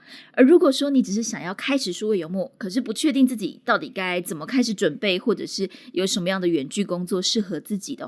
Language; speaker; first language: Chinese; native; Chinese